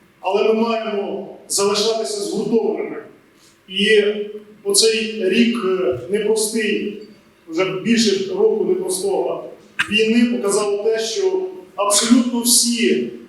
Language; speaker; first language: Ukrainian; native; Ukrainian